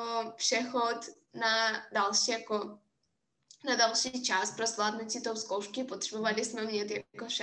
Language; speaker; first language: Czech; non-native, fluent; Russian